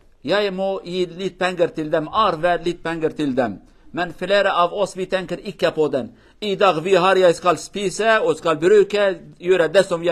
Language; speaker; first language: Norwegian; non-native, learner; Kurdish